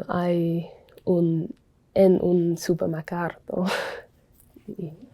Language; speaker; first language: Spanish; non-native, learner; English